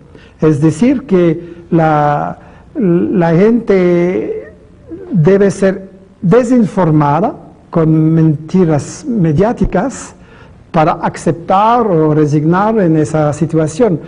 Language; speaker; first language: Spanish; non-native, fluent; French